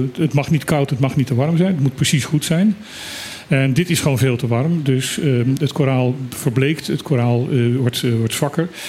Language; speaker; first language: Dutch; non-native, local second language; Papiamento